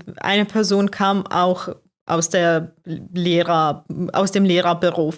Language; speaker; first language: German; non-native, fluent; Croatian